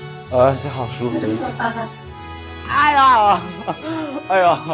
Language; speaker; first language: Chinese; native; Chinese